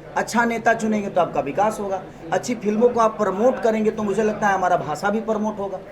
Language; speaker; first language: Hindi; non-native, local second language; Bhojpuri